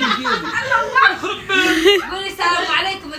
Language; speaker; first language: Arabic; non-native, learner; Tigrinya